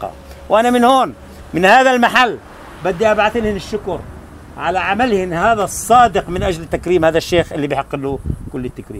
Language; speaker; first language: Arabic; native; Arabic